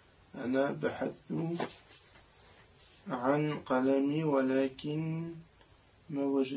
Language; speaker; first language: Arabic; non-native, learner; French